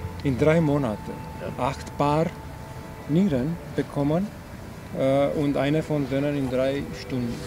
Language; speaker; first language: German; non-native, fluent; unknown